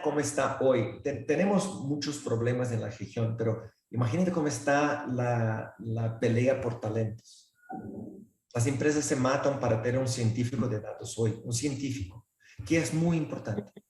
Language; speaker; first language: Spanish; non-native, fluent; Portuguese